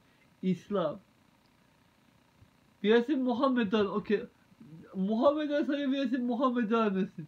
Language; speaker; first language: German; non-native, learner; Turkish